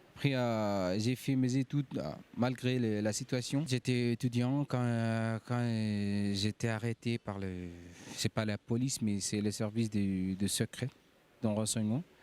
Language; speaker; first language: French; non-native, fluent; Arabic